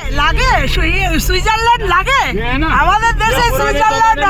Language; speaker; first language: Hindi; non-native, local second language; Bangla